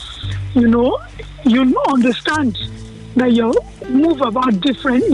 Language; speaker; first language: English; non-native, local second language; Yoruba